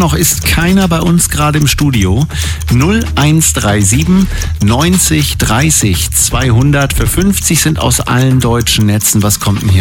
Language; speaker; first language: German; native; German